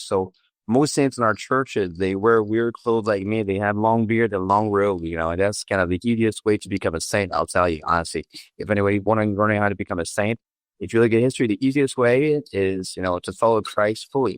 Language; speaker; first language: English; non-native, fluent; French